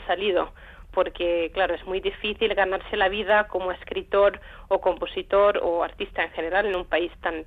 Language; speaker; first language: Spanish; non-native, fluent; Icelandic